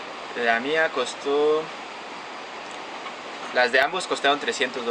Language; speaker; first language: Spanish; native; Spanish